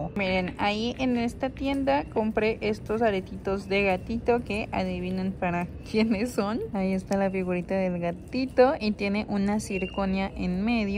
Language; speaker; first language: Spanish; native; Spanish